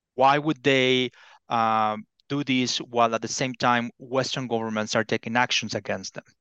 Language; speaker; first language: English; non-native, fluent; Spanish